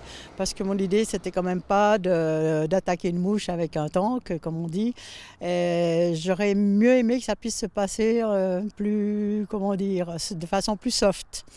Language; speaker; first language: French; native; French